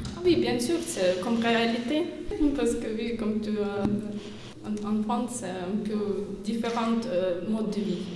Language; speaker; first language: French; non-native, fluent; Ukrainian